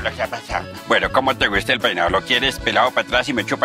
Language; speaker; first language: Spanish; native; Spanish